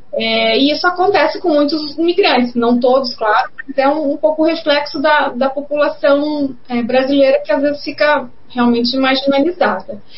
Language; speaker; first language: Portuguese; native; Portuguese